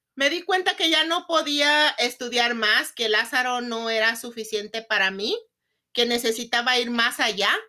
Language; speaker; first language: Spanish; native; Spanish